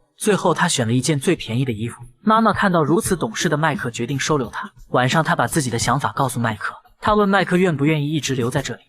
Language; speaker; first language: Chinese; native; Chinese